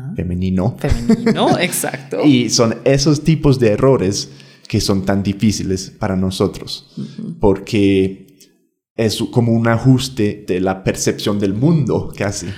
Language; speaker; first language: Spanish; non-native, fluent; English